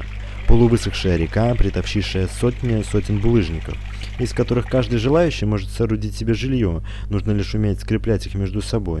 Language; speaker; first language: Russian; native; Russian